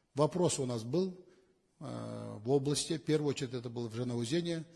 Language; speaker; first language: Russian; non-native, local second language; Kazakh